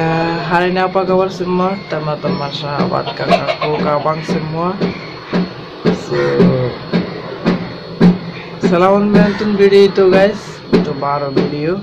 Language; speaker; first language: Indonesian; non-native, learner; Bangla